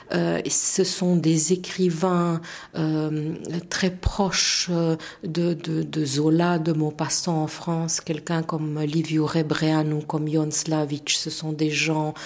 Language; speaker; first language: French; non-native, fluent; Romanian